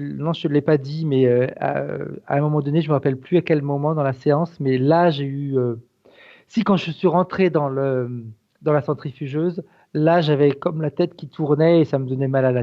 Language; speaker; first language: French; native; French